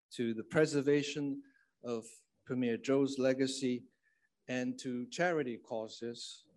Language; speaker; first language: English; non-native, fluent; Chinese